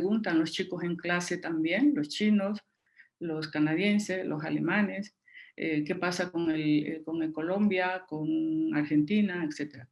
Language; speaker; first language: Spanish; native; Spanish